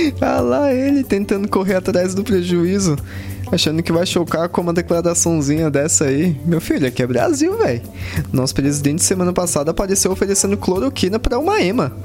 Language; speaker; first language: Portuguese; native; Portuguese